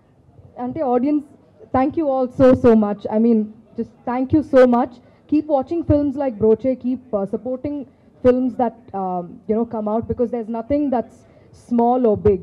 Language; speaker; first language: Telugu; non-native, fluent; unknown